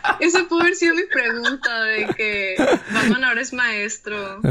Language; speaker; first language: Spanish; native; Spanish